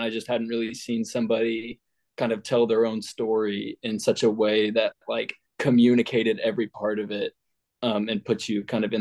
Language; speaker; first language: English; native; English